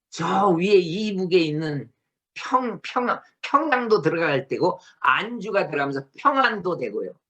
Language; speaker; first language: Korean; native; Korean